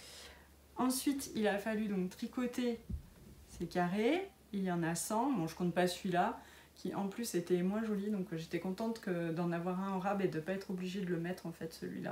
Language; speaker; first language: French; native; French